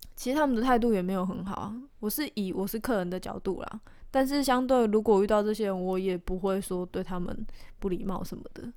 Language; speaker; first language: Chinese; native; Chinese